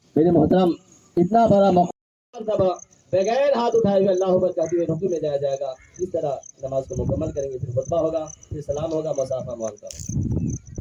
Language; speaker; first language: Urdu; native; Urdu